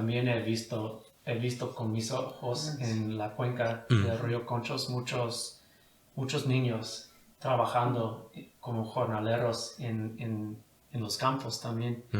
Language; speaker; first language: Spanish; non-native, fluent; English